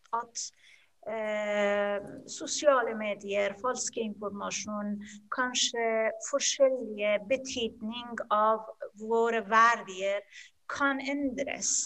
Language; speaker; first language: Norwegian; non-native, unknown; Persian